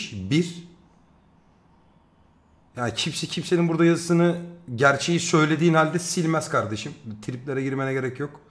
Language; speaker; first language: Turkish; native; Turkish